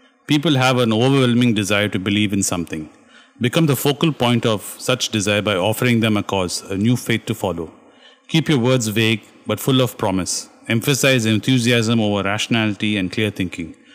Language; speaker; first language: English; non-native, local second language; Tamil